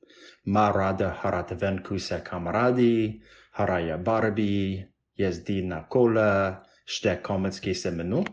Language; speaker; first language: Czech; non-native, learner; English